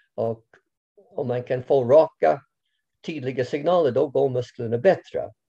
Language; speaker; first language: Swedish; non-native, fluent; English